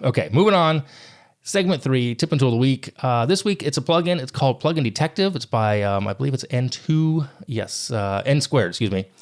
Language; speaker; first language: English; native; English